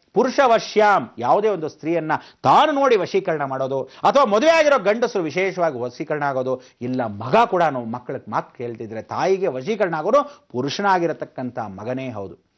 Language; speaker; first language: Kannada; native; Kannada